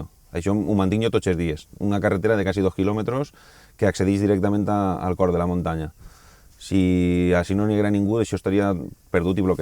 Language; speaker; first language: Catalan; native; Catalan